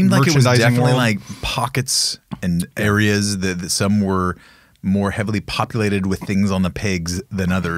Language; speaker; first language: English; native; English